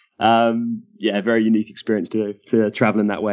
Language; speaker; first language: English; native; English